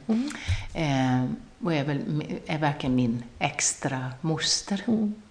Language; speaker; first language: Swedish; non-native, local second language; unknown